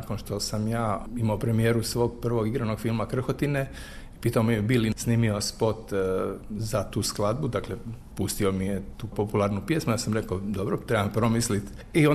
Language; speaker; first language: Croatian; native; Croatian